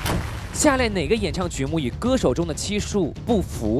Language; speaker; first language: Chinese; native; Chinese